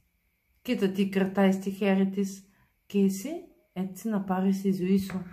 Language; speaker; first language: Greek; non-native, learner; Bulgarian